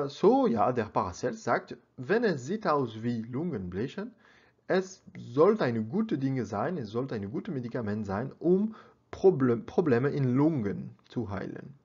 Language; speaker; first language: German; non-native, learner; French